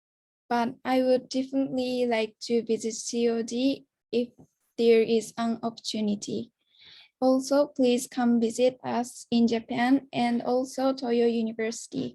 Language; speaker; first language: English; non-native, learner; Japanese